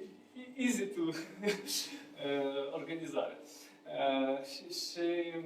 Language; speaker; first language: Romanian; non-native, learner; Ukrainian